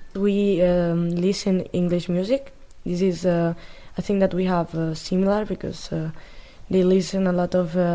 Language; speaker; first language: English; non-native, learner; Catalan